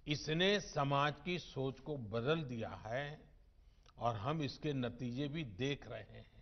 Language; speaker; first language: Hindi; non-native, local second language; Gujarati